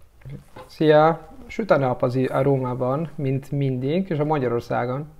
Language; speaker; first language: Hungarian; non-native, learner; Italian